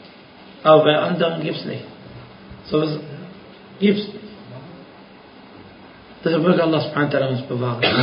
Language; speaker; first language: German; non-native, fluent; Arabic